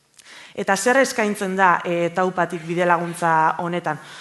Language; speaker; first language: Basque; native; Basque